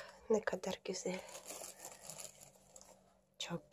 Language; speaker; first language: Turkish; non-native, learner; Russian